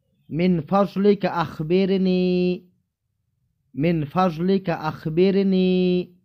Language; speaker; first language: Arabic; non-native, fluent; Urdu